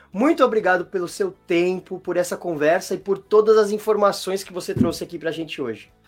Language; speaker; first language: Portuguese; native; Portuguese